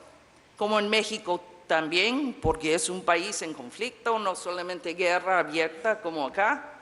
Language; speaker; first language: Spanish; non-native, fluent; English